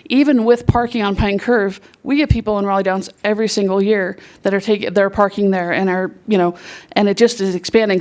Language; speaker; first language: English; native; English